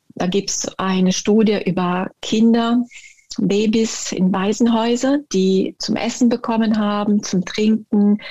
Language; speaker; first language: German; non-native, fluent; Italian